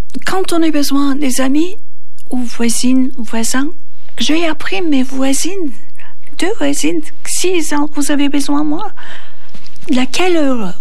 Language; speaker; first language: French; non-native, learner; Turkish